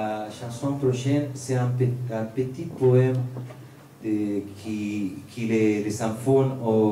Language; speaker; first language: French; non-native, learner; Spanish